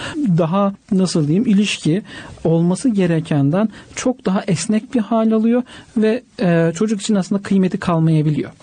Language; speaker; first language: Turkish; native; Turkish